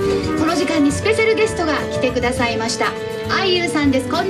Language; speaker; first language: Japanese; native; Japanese